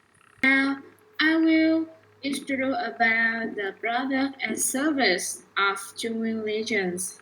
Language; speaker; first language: English; non-native, learner; Vietnamese